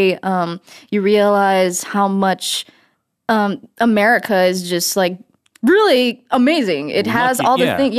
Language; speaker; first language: English; native; English